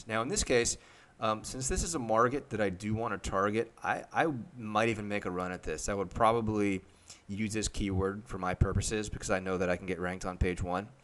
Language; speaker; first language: English; native; English